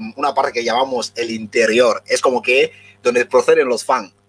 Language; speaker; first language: Spanish; non-native, local second language; Fang